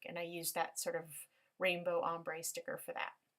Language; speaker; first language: English; native; English